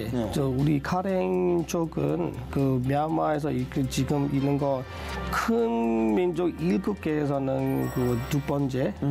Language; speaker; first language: Korean; non-native, learner; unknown